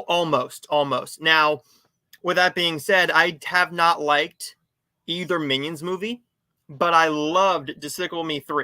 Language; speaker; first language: English; native; English